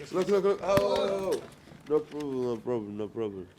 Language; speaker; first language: English; non-native, learner; Arabic